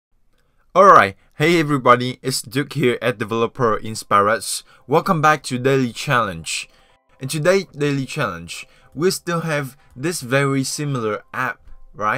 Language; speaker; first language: English; non-native, fluent; Vietnamese